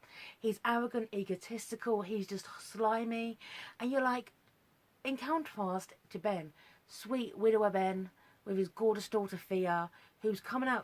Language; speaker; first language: English; native; English